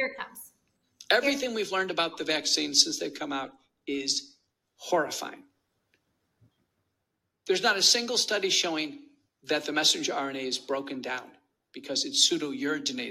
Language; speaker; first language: English; native; English